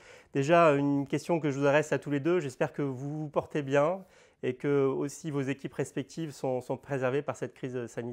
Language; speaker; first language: French; native; French